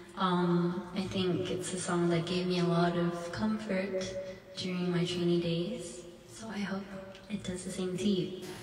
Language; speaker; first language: English; early bilingual, other home language; Korean